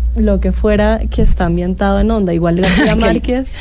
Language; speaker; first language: Spanish; native; Spanish